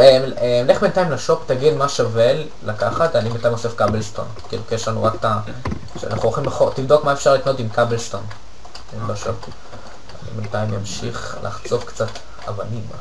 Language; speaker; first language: Hebrew; native; Hebrew